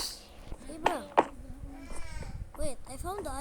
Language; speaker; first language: English; non-native, local second language; Filipino